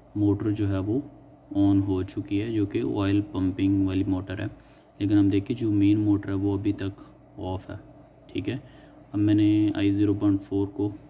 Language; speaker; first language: Urdu; native; Urdu